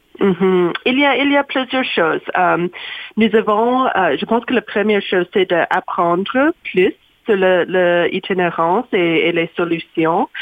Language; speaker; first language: French; non-native, learner; English